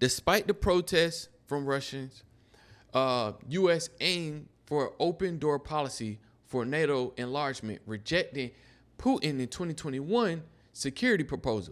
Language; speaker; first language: English; native; English